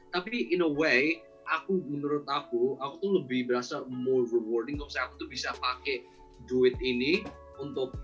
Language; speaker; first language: Indonesian; early bilingual, heritage; Indonesian